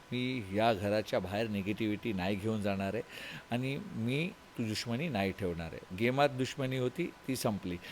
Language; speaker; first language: Marathi; non-native, local second language; Tulu